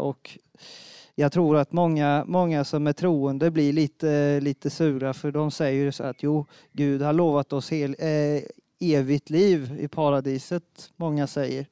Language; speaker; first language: Swedish; native; Swedish